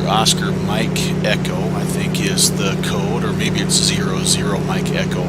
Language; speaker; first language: English; native; English